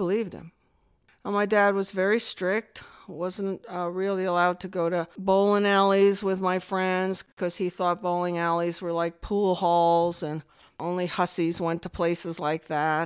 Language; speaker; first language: English; native; English